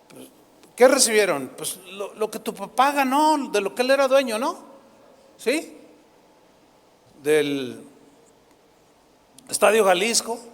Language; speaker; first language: Spanish; native; Spanish